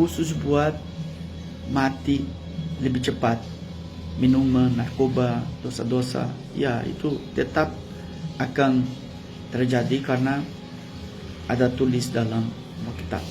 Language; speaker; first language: Indonesian; non-native, learner; Portuguese